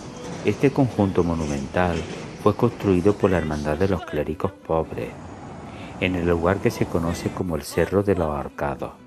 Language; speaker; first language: Spanish; native; Spanish